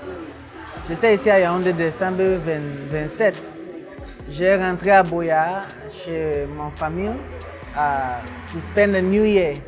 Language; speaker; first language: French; non-native, local second language; English